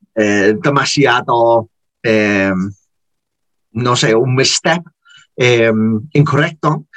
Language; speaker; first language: Spanish; non-native, learner; English